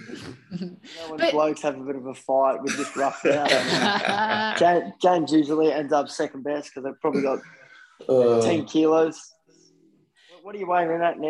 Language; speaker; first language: English; early bilingual, other home language; Afrikaans